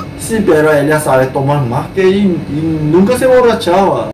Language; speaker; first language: Spanish; non-native, learner; Korean